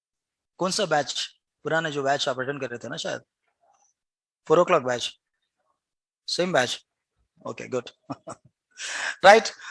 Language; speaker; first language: Hindi; non-native, local second language; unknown